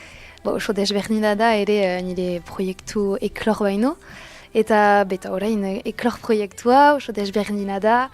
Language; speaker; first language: Basque; non-native, local second language; French